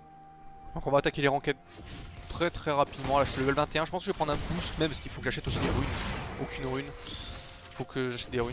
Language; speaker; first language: French; native; French